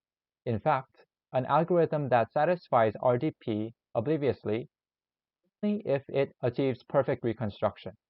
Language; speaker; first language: English; non-native, learner; Korean